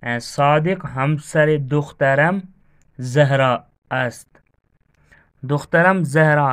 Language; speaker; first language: Persian; non-native, learner; Urdu